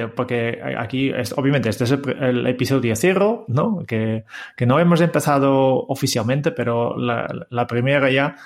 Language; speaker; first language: Spanish; non-native, fluent; Dutch